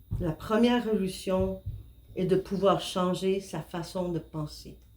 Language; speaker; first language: French; non-native, fluent; Spanish